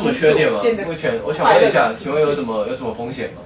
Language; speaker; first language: Chinese; native; Chinese